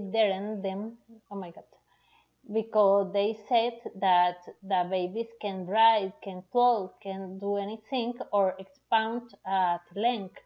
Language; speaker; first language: English; non-native, learner; Spanish